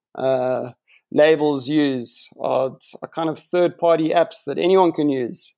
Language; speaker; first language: English; native; English